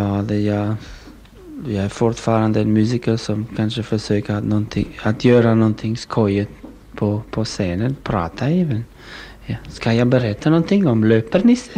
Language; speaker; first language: Swedish; non-native, fluent; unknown